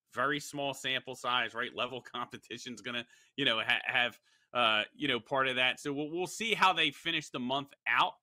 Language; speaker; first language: English; native; English